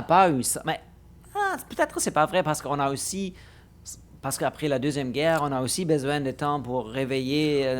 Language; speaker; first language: French; non-native, fluent; German